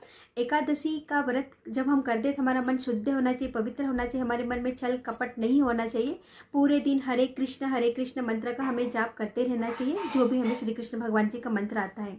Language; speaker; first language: Hindi; native; Hindi